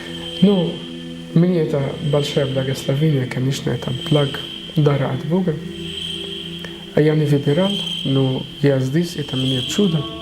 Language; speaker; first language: Russian; non-native, learner; Arabic